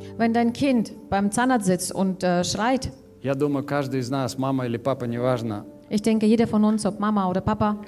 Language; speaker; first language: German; non-native, fluent; Russian